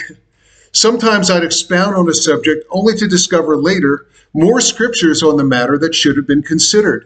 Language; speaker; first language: English; native; English